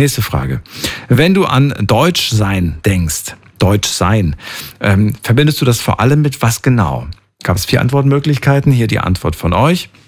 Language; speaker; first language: German; native; German